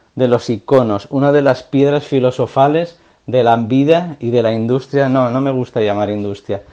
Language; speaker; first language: Spanish; native; Spanish